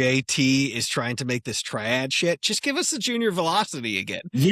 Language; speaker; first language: English; native; English